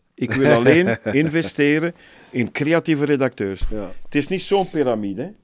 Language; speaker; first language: Dutch; native; Dutch